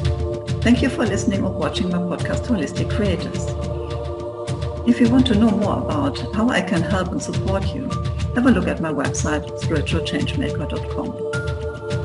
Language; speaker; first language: English; non-native, fluent; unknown